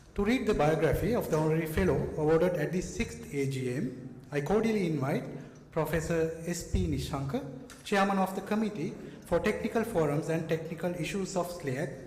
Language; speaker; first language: English; non-native, local second language; Sinhala